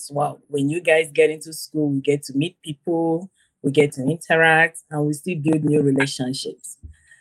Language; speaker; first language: English; non-native, local second language; Igbo